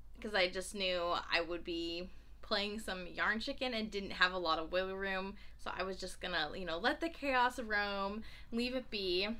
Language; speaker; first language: English; native; English